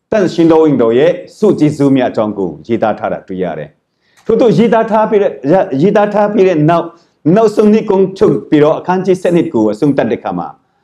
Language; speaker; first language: Burmese; non-native, local second language; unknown